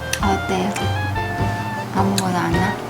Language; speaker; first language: Korean; non-native, learner; Chinese